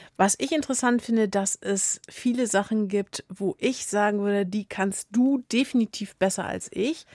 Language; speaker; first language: German; native; German